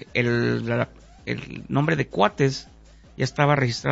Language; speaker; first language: Spanish; native; Spanish